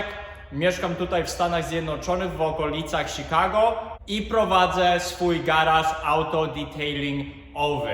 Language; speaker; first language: Polish; early bilingual, heritage; Polish